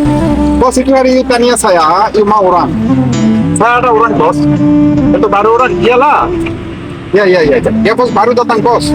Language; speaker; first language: Indonesian; non-native, learner; Bangla